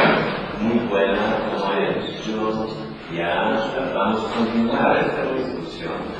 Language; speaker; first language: Spanish; non-native, learner; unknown